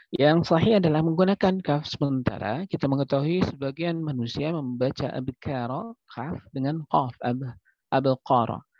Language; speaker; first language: Indonesian; native; Indonesian